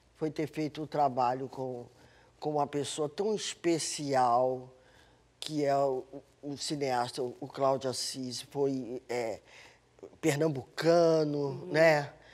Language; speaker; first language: Portuguese; native; Portuguese